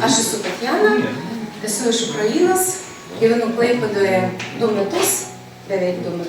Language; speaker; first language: Lithuanian; non-native, learner; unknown